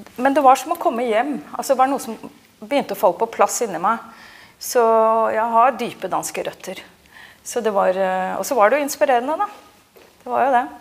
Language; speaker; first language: Norwegian; native; Norwegian